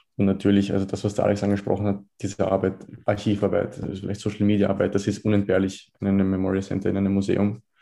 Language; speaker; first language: German; early bilingual, other home language; Bosnian